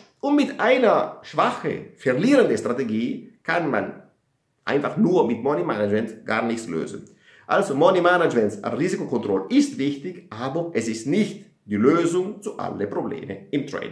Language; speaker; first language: German; non-native, fluent; Italian